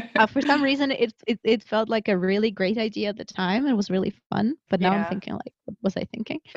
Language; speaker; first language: English; early bilingual, other home language; Russian